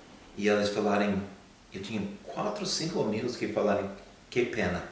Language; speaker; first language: Portuguese; non-native, fluent; English